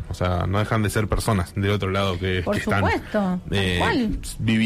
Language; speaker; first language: Spanish; native; Spanish